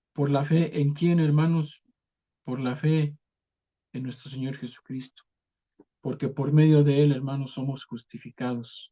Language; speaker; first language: Spanish; native; Spanish